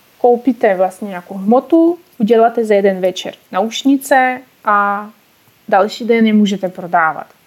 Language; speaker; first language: Czech; non-native, fluent; Russian